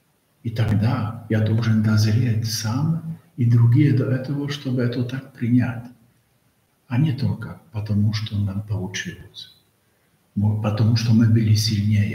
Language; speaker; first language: Russian; non-native, fluent; Polish